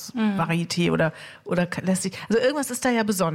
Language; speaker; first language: German; native; German